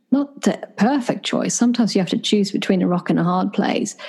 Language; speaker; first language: English; non-native, fluent; Swedish